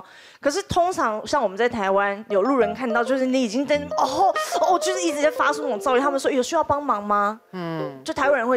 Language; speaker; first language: Chinese; native; Chinese